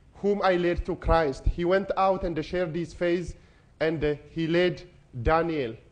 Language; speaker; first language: English; non-native, fluent; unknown